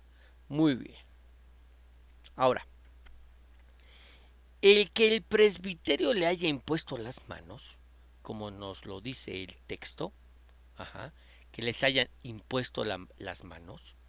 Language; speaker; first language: Spanish; native; Spanish